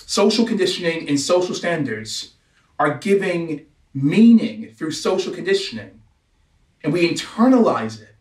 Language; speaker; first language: English; native; English